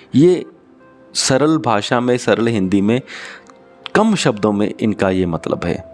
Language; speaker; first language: Hindi; non-native, local second language; Punjabi